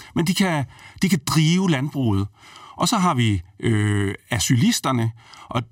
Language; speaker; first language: Danish; native; Danish